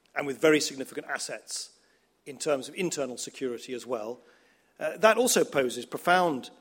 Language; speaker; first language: English; early bilingual, other home language; Dutch